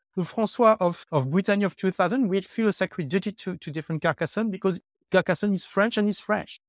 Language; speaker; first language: English; non-native, fluent; French